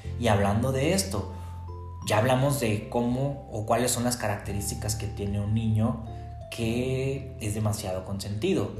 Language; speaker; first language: Spanish; native; Spanish